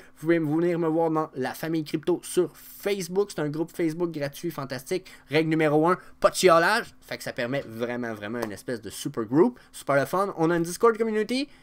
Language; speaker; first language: French; native; French